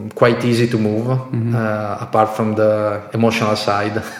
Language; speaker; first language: English; non-native, fluent; Italian